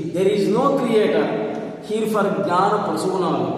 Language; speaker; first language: English; non-native, local second language; Telugu